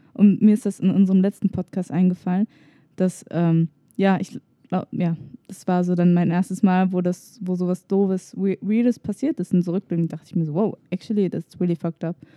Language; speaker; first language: German; native; German